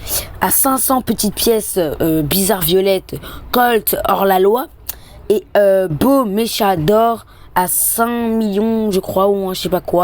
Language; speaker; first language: French; native; French